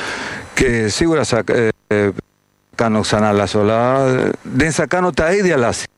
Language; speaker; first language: Greek; non-native, fluent; Spanish